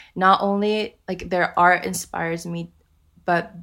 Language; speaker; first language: English; early bilingual, other home language; Japanese